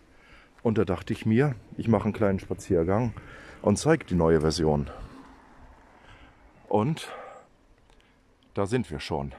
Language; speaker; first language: German; native; German